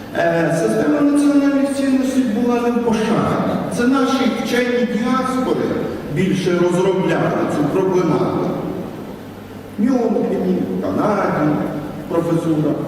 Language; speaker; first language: Ukrainian; native; Ukrainian